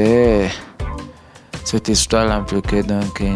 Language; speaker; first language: French; non-native, learner; English